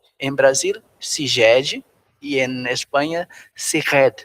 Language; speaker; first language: Spanish; non-native, fluent; Portuguese